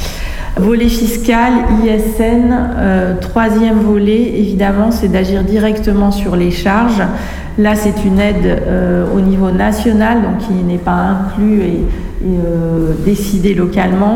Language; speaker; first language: French; native; French